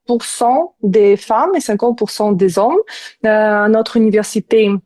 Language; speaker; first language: French; non-native, fluent; Ukrainian